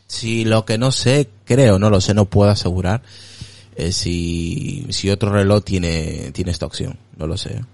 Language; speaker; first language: Spanish; native; Spanish